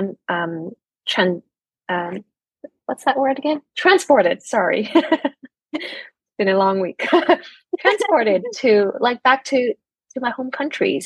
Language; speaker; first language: English; non-native, local second language; Cantonese